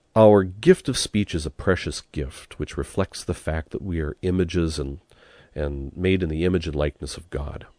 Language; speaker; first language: English; native; English